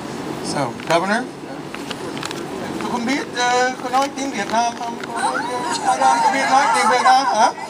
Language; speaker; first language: Vietnamese; non-native, fluent; English